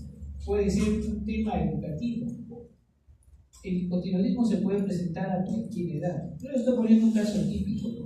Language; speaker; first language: Spanish; native; Spanish